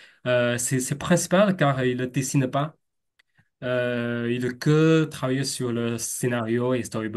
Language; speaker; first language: French; non-native, fluent; Chinese